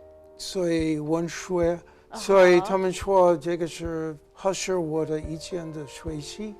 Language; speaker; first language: Chinese; non-native, learner; English